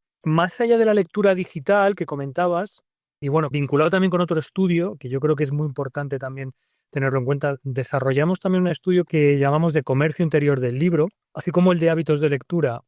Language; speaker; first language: Spanish; native; Spanish